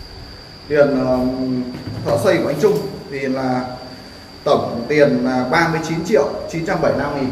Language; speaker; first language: Vietnamese; native; Vietnamese